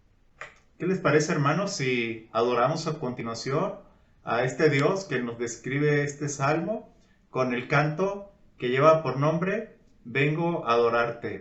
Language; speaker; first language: Spanish; native; Spanish